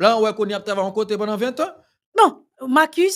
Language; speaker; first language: French; non-native, local second language; Haitian Creole